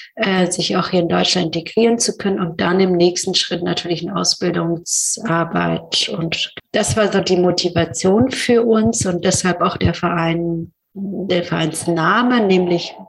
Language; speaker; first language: German; non-native, fluent; Persian